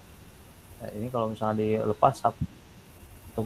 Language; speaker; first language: Indonesian; native; Indonesian